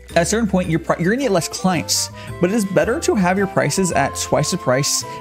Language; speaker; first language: English; native; English